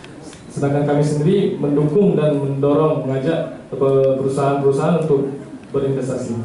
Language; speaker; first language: Indonesian; native; Indonesian